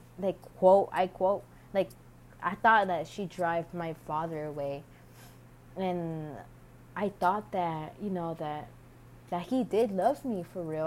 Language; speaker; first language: English; native; English